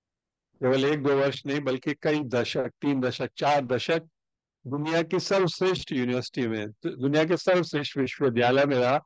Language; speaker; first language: Hindi; native; Hindi